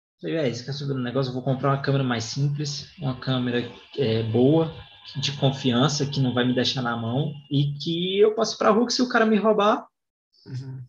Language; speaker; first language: Portuguese; native; Portuguese